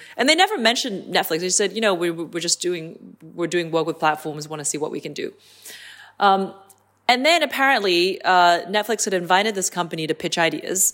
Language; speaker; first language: English; non-native, local second language; Cantonese